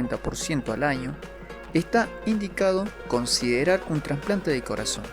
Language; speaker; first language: Spanish; native; Spanish